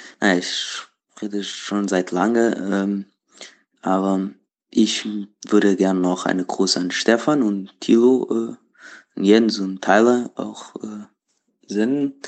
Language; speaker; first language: German; non-native, learner; Portuguese